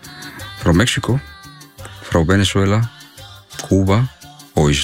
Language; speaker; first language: Icelandic; non-native, learner; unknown